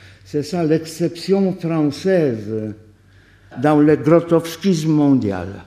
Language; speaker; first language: French; non-native, fluent; Polish